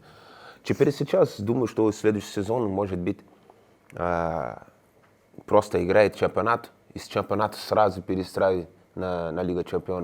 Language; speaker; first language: Russian; non-native, learner; Spanish